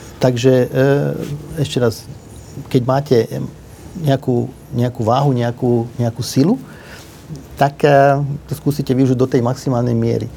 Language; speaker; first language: Slovak; non-native, local second language; Hungarian